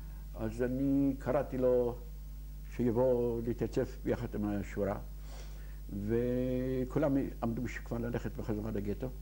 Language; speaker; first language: Hebrew; non-native, fluent; Yiddish